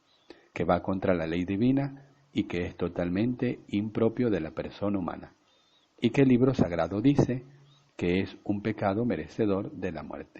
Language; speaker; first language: Spanish; native; Spanish